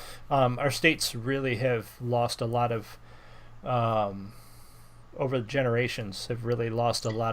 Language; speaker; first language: English; native; English